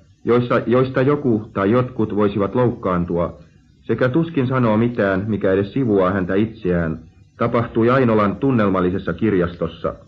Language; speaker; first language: Finnish; native; Finnish